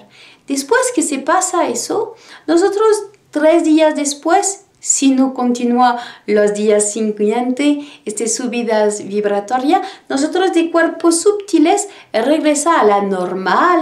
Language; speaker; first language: Spanish; non-native, learner; French